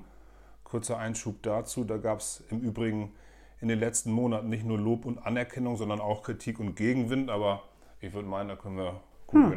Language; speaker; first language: German; native; German